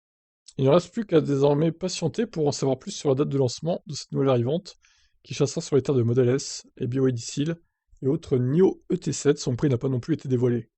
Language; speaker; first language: French; native; French